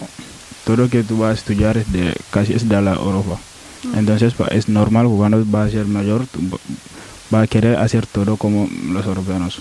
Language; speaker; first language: Spanish; non-native, learner; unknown